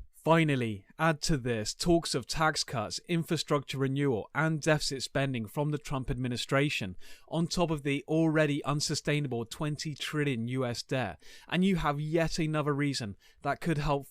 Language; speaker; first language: English; native; English